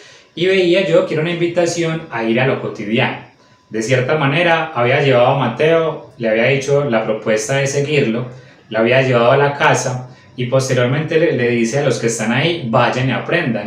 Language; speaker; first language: Spanish; native; Spanish